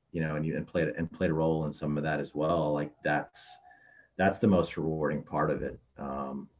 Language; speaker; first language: English; native; English